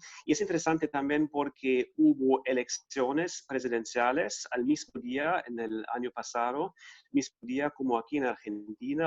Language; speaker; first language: Spanish; non-native, fluent; German